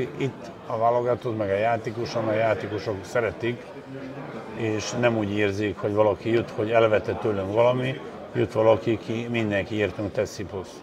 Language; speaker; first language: Hungarian; non-native, fluent; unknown